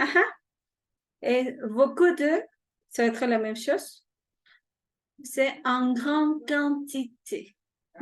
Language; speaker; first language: French; non-native, fluent; Spanish